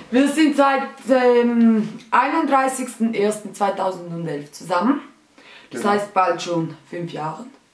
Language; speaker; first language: German; early bilingual, other home language; Albanian